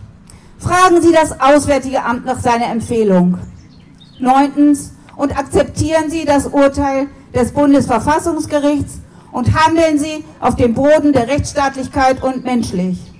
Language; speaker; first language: German; native; German